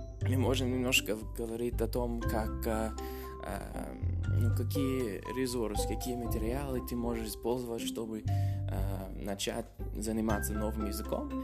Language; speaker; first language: Russian; non-native, fluent; English